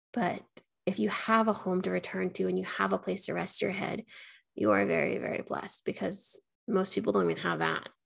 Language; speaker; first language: English; native; English